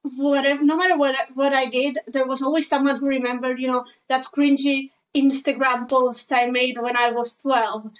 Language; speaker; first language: English; non-native, fluent; Spanish